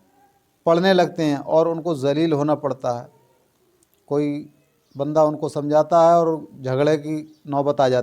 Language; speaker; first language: Urdu; native; Urdu